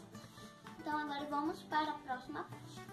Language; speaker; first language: Portuguese; native; Portuguese